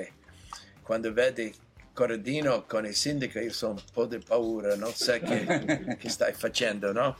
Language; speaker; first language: Italian; non-native, learner; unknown